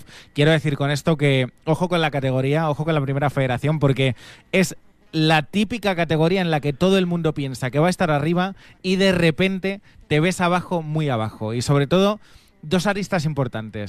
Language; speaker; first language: Spanish; native; Spanish